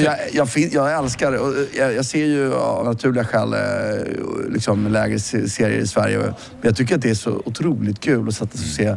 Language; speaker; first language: Swedish; native; Swedish